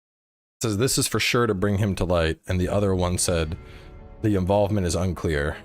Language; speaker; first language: English; native; English